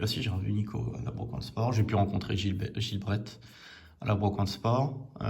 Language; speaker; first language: French; native; French